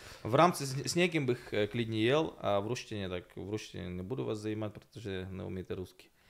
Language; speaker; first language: Czech; non-native, fluent; Russian